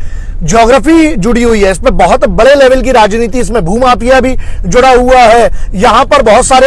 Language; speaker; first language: Hindi; native; Hindi